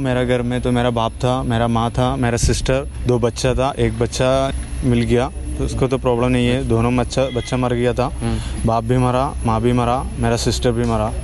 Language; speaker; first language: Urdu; non-native, local second language; Malayalam